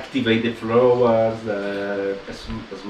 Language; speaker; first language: English; non-native, learner; Spanish